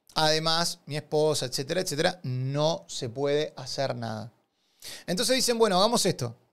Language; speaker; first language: Spanish; native; Spanish